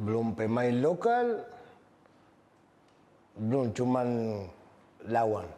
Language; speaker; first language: Indonesian; non-native, fluent; Spanish